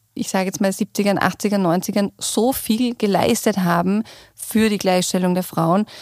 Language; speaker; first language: German; native; German